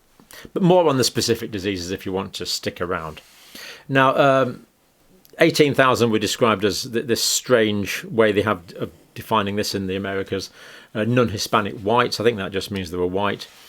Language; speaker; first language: English; native; English